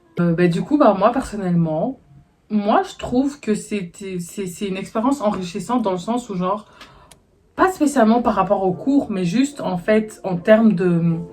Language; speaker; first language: French; native; French